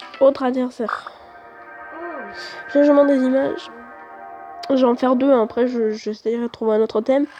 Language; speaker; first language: French; native; French